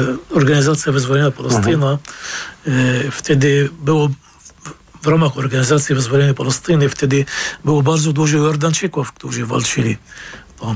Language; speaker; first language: Polish; non-native, fluent; Arabic